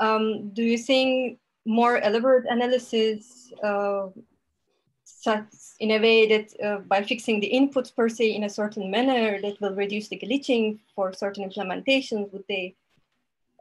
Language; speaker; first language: English; non-native, fluent; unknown